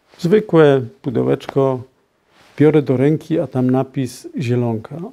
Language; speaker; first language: Polish; native; Polish